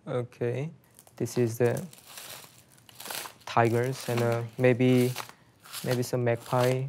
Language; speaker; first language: English; non-native, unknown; Korean